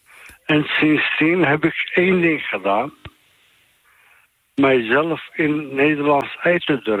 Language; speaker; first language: Dutch; non-native, fluent; Turkish